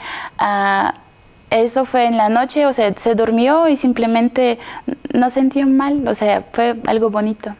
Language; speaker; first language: Spanish; non-native, fluent; Kazakh